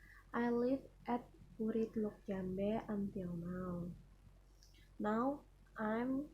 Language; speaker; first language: English; non-native, learner; Indonesian